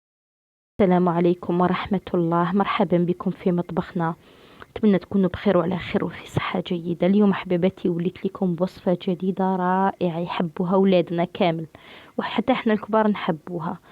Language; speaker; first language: Arabic; native; Arabic